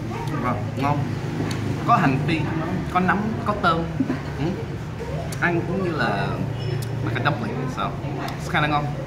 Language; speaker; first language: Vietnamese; early bilingual, heritage; Vietnamese